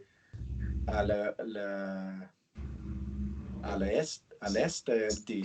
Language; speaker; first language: French; non-native, learner; English